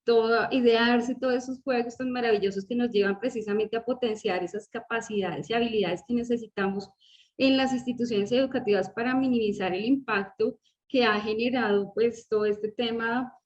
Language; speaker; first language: Spanish; native; Spanish